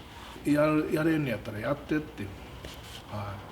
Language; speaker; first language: Japanese; native; Japanese